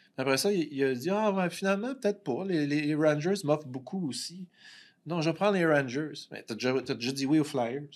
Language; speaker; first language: French; native; French